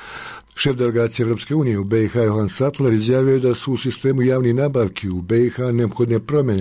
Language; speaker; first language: Croatian; native; Croatian